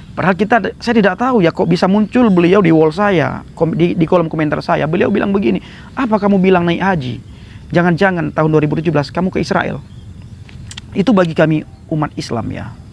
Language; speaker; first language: Indonesian; non-native, local second language; Achinese